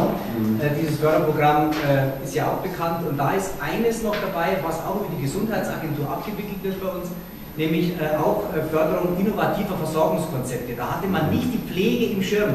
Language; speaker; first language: German; native; German